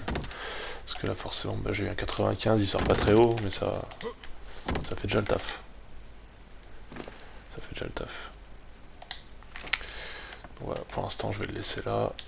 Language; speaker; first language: French; native; French